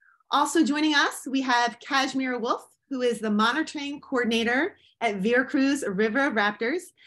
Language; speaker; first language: English; native; English